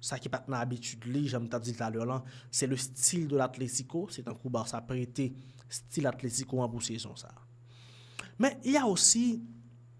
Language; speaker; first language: French; non-native, local second language; Haitian Creole